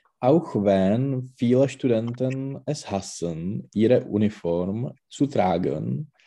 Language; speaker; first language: German; non-native, learner; Czech